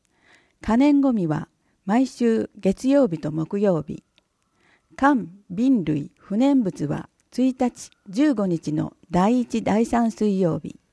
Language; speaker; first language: Japanese; native; Japanese